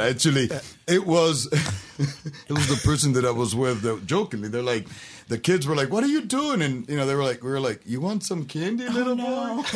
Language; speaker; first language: English; native; English